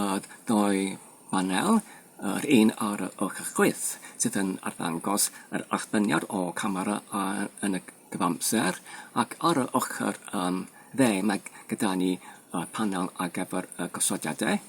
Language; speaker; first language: Welsh; non-native, fluent; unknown